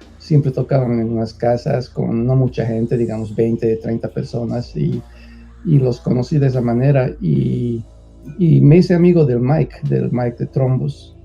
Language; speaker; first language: Spanish; native; Spanish